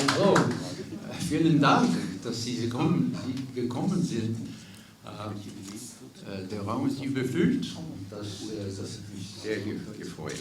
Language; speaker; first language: German; non-native, fluent; English